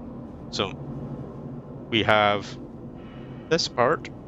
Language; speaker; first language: English; native; English